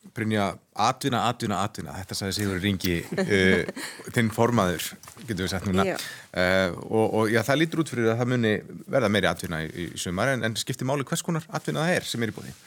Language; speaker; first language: Icelandic; native; Icelandic